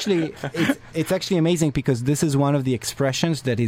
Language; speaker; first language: English; non-native, fluent; Hebrew